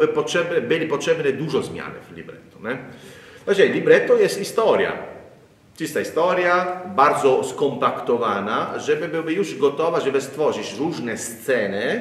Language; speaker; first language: Polish; non-native, learner; Italian